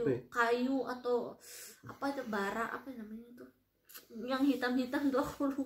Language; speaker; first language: Indonesian; non-native, local second language; Javanese